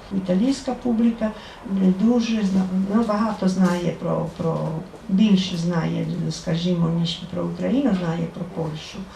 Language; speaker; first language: Ukrainian; non-native, fluent; Italian